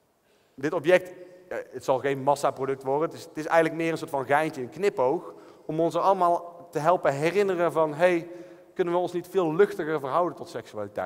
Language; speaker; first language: Dutch; native; Dutch